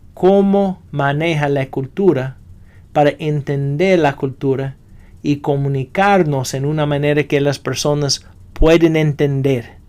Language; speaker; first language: Spanish; non-native, fluent; English